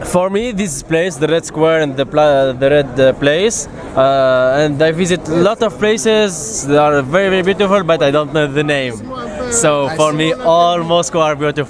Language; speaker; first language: English; non-native, fluent; Arabic